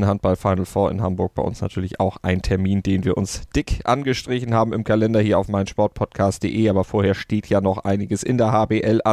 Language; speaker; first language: German; native; German